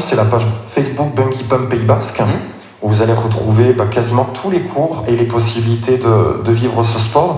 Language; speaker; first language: French; native; French